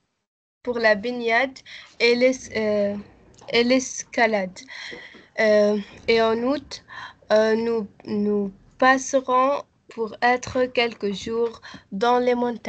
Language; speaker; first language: French; non-native, learner; Arabic